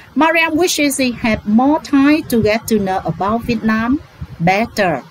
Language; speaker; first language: English; non-native, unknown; Vietnamese